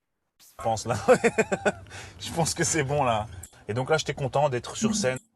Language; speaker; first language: French; native; French